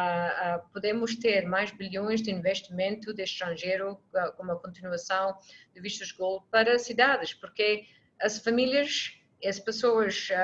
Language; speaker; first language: Portuguese; non-native, fluent; English